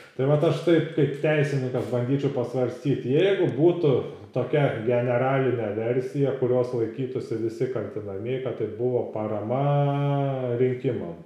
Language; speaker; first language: Lithuanian; native; Lithuanian